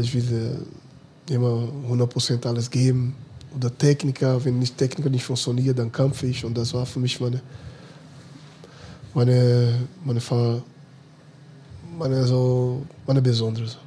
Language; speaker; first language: German; non-native, fluent; Portuguese